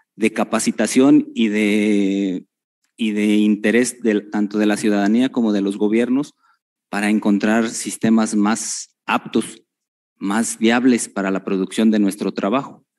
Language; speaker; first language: Spanish; native; Spanish